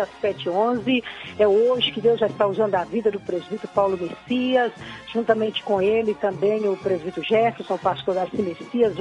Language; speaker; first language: Portuguese; native; Portuguese